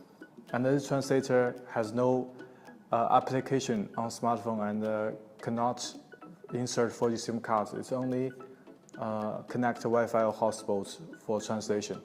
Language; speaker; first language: English; non-native, learner; Chinese